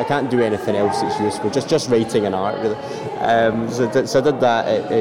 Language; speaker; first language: English; native; English